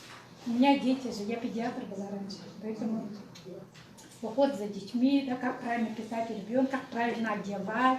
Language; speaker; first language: Russian; native; Russian